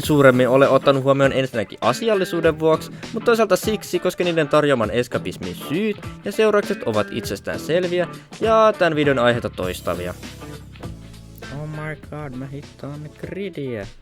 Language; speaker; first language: Finnish; native; Finnish